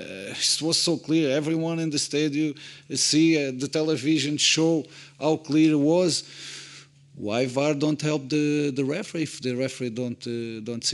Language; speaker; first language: English; non-native, fluent; Portuguese